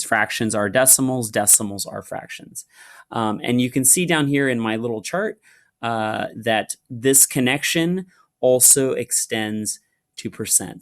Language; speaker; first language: English; native; English